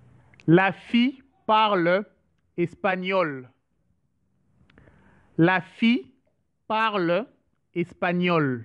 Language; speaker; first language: French; non-native, fluent; English